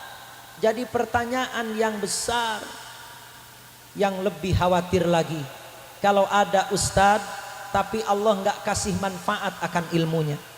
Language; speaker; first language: Indonesian; native; Indonesian